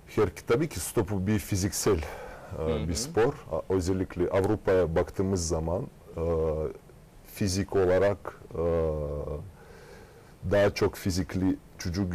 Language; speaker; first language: Turkish; non-native, fluent; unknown